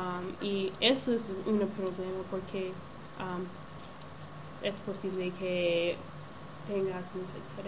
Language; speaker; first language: Spanish; non-native, learner; English